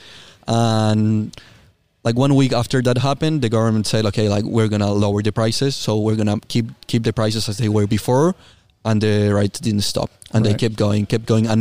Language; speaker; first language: English; non-native, fluent; Spanish